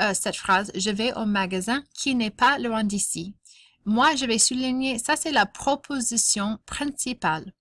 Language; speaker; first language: French; non-native, fluent; English